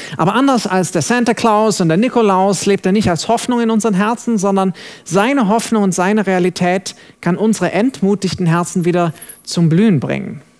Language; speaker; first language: German; non-native, fluent; English